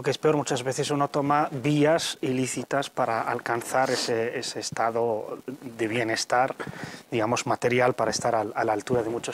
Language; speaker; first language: Spanish; native; Spanish